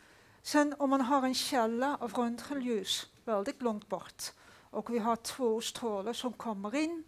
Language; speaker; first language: Swedish; non-native, fluent; Dutch